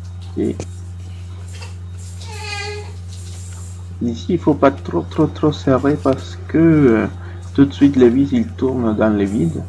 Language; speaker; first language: French; non-native, fluent; Spanish